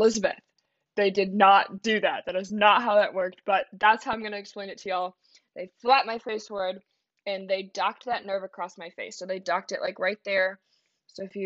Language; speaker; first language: English; native; English